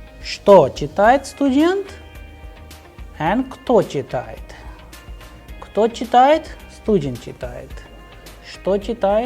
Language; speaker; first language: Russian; non-native, fluent; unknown